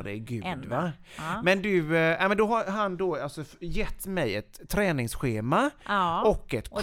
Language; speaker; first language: Swedish; native; Swedish